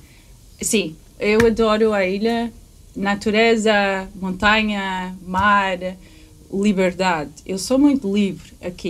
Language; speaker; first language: Portuguese; early bilingual, heritage; English